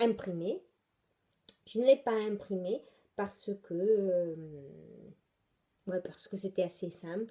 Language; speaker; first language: French; non-native, fluent; Italian